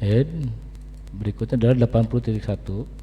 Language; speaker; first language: Indonesian; native; Indonesian